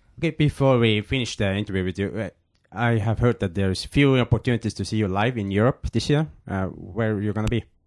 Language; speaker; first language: English; non-native, fluent; Estonian